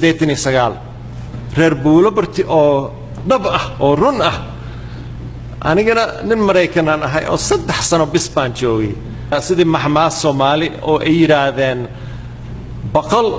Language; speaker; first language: Somali; non-native, fluent; English